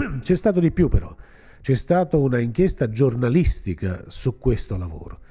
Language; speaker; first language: Italian; native; Italian